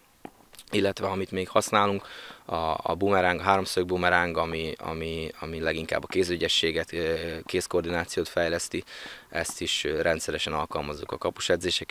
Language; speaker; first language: Hungarian; native; Hungarian